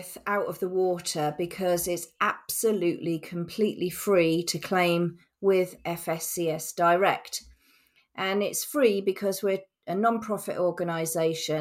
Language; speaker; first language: English; native; English